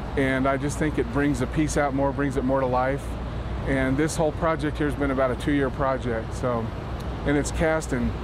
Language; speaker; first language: English; native; English